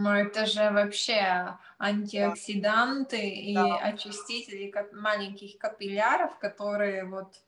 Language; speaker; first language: Russian; non-native, local second language; Latvian